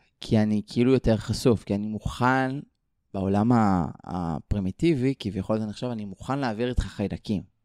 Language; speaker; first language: Hebrew; native; Hebrew